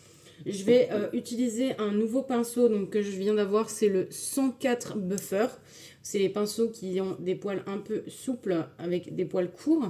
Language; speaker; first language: French; native; French